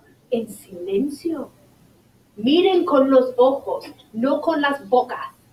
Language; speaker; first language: Spanish; non-native, fluent; English